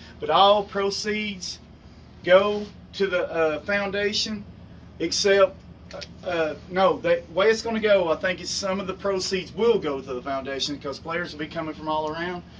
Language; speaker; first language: English; native; English